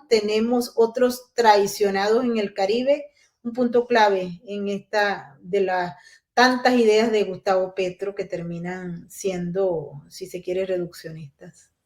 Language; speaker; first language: Spanish; native; Spanish